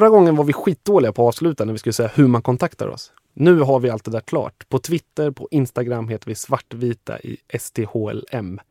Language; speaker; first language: Swedish; native; Swedish